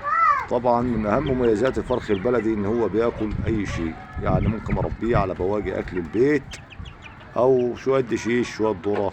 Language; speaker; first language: Arabic; native; Arabic